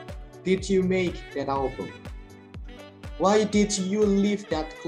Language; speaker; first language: English; non-native, learner; Indonesian